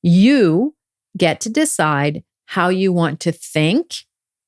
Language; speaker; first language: English; native; English